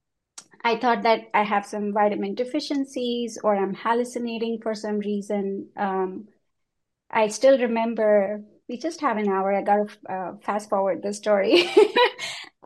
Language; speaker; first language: English; non-native, local second language; Hindi